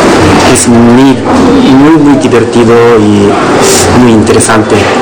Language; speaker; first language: Spanish; non-native, learner; Japanese